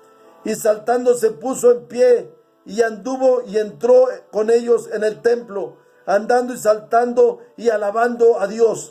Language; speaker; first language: Spanish; native; Spanish